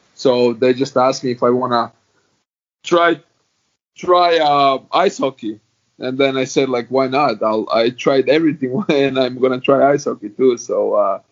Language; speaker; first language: English; non-native, fluent; Croatian